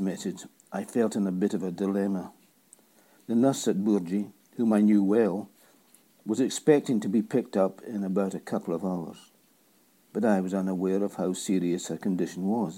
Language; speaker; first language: English; native; English